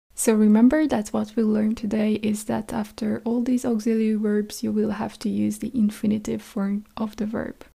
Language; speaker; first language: English; non-native, fluent; Hungarian